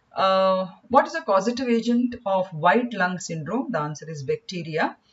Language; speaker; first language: English; non-native, local second language; Kannada